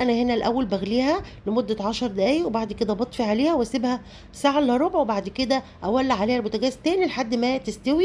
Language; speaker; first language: Arabic; native; Arabic